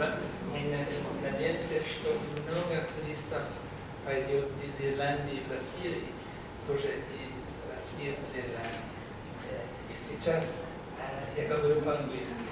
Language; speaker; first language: Russian; non-native, learner; English